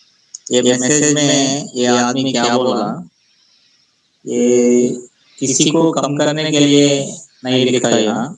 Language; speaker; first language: Hindi; non-native, local second language; Telugu